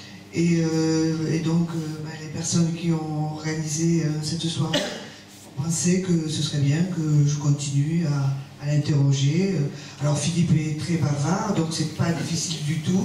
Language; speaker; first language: French; native; French